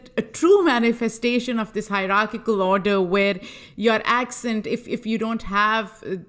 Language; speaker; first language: English; non-native, local second language; Urdu